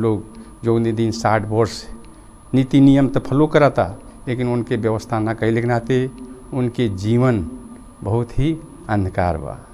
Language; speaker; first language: Bhojpuri; non-native, local second language; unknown